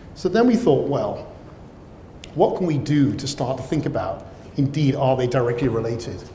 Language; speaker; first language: English; native; English